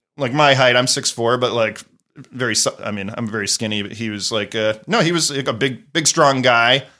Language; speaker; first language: English; native; English